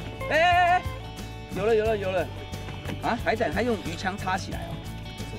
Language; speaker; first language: Chinese; native; Chinese